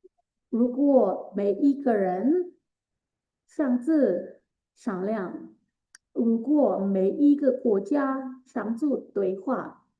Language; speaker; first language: Chinese; non-native, fluent; Indonesian